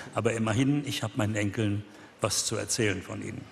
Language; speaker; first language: German; native; German